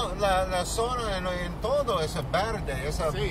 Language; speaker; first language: Spanish; non-native, learner; English